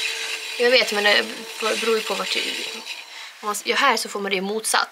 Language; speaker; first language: Swedish; native; Swedish